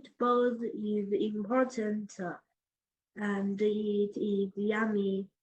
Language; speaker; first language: English; non-native, learner; Chinese